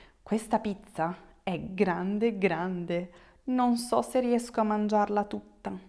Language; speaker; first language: Italian; native; Italian